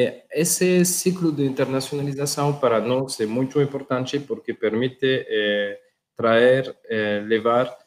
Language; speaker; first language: Portuguese; non-native, learner; Spanish